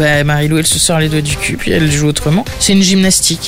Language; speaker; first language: French; native; French